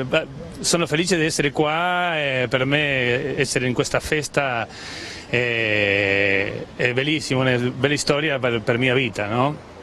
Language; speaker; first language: Italian; non-native, fluent; Spanish